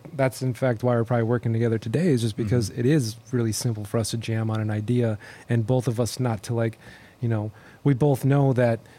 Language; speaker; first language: English; native; English